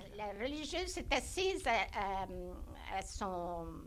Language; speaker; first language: French; native; French